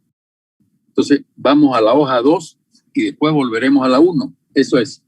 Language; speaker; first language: Spanish; native; Spanish